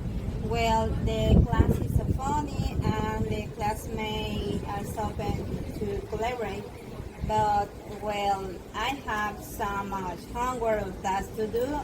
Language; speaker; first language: English; non-native, learner; Spanish